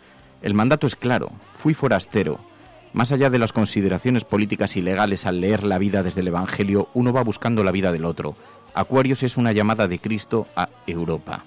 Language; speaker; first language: Spanish; native; Spanish